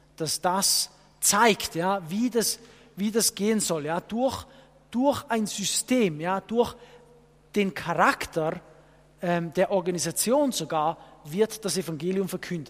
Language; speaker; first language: German; non-native, fluent; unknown